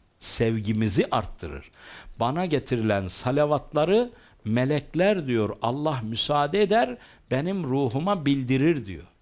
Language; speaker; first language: Turkish; native; Turkish